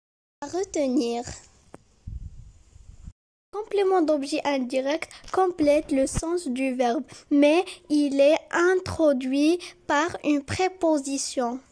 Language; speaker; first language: French; non-native, local second language; Arabic